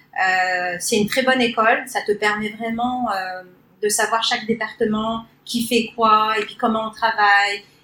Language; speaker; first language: French; early bilingual, other home language; Cantonese